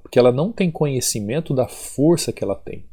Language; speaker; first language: Portuguese; native; Portuguese